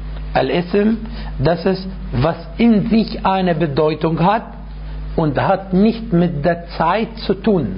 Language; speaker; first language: German; non-native, fluent; Arabic